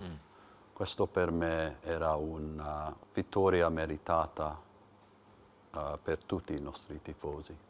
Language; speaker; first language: Italian; non-native, learner; English